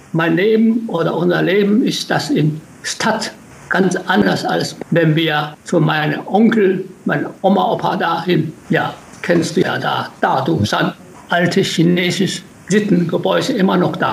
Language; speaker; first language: German; non-native, learner; Japanese